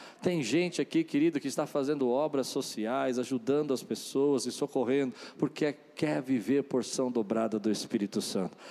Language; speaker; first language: Portuguese; native; Portuguese